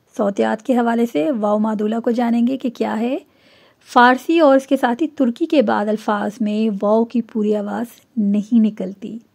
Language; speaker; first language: Urdu; native; Urdu